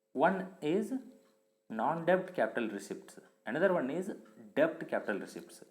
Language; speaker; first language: English; non-native, local second language; Kannada